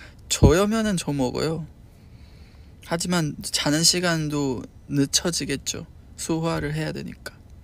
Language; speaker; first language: Korean; non-native, fluent; Chinese